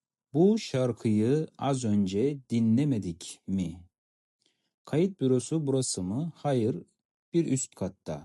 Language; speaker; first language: Turkish; non-native, fluent; Kazakh